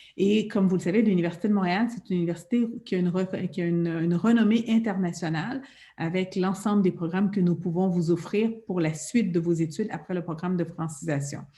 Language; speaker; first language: French; native; French